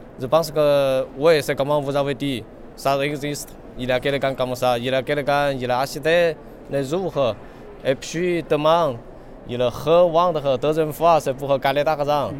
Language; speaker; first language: French; non-native, learner; Chinese